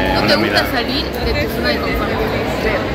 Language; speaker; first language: Spanish; non-native, fluent; French